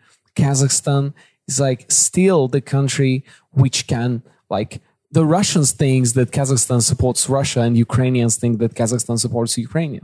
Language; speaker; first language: English; non-native, fluent; Kazakh